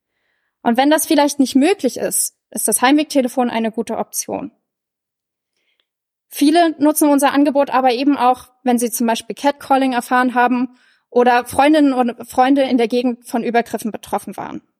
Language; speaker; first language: German; native; German